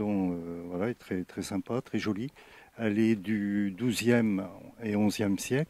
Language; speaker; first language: French; native; French